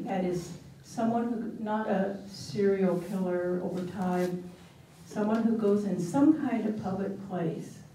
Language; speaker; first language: English; native; English